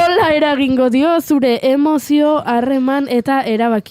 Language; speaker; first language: Basque; native; Basque